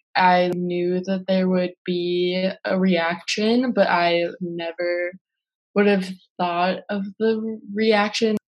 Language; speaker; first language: English; native; English